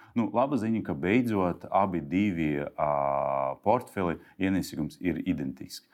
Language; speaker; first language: Latvian; non-native, local second language; Russian